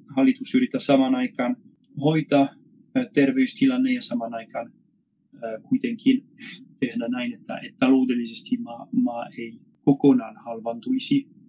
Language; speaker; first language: Finnish; non-native, fluent; French